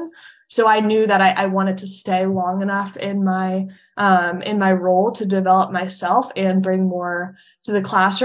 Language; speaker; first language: English; native; English